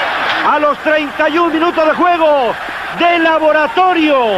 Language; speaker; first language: Spanish; native; Spanish